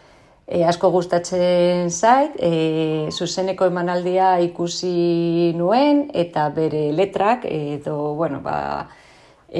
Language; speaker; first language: Basque; non-native, local second language; Spanish